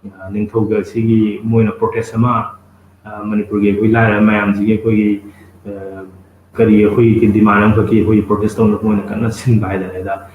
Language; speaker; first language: Manipuri; native; Manipuri